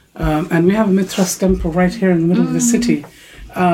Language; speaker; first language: English; non-native, local second language; Urdu